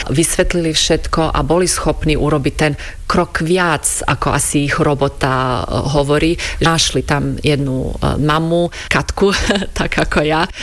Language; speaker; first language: Slovak; non-native, fluent; Croatian